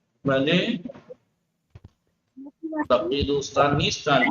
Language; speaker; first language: Persian; non-native, fluent; Urdu